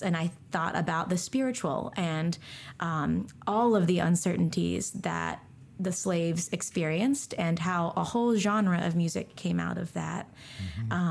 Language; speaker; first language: English; native; English